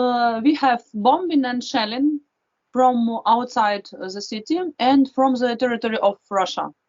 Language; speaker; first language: English; non-native, fluent; Russian